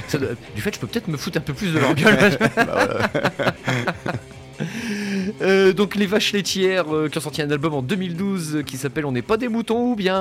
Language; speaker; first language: French; native; French